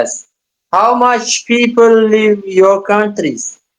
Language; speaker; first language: English; non-native, learner; Tajik